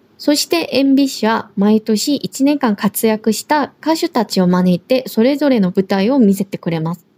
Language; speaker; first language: Japanese; non-native, fluent; Korean